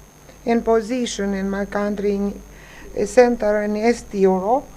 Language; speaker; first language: English; non-native, learner; Romanian